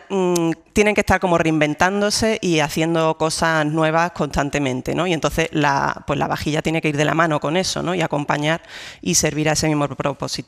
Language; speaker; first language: Spanish; native; Spanish